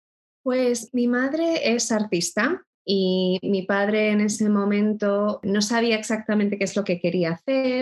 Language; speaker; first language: Spanish; early bilingual, other home language; English